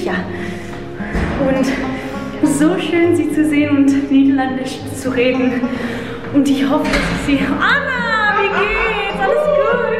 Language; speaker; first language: German; non-native, fluent; Dutch